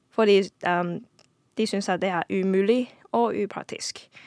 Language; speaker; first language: Norwegian; non-native, fluent; Cantonese